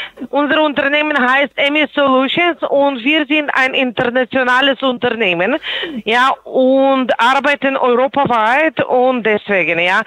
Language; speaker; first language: German; non-native, fluent; Polish